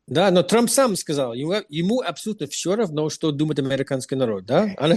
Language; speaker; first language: Russian; non-native, fluent; English